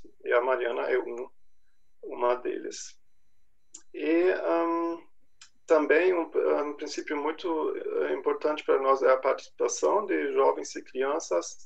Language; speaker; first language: Portuguese; non-native, fluent; German